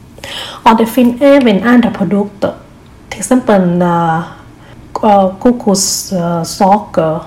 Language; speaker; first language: Swedish; non-native, learner; Thai